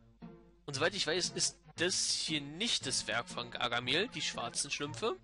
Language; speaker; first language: German; native; German